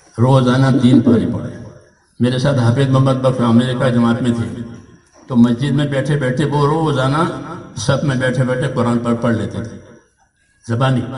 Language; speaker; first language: Urdu; non-native, local second language; Gujarati